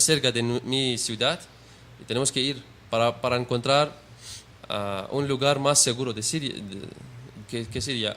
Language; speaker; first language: Spanish; non-native, learner; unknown